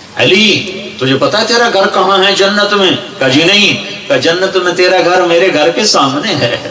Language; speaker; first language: Urdu; non-native, local second language; Punjabi